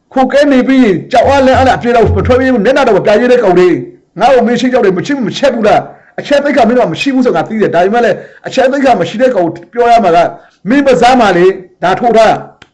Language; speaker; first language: Burmese; native; Burmese